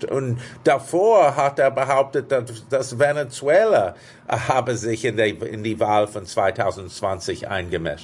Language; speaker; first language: German; non-native, fluent; English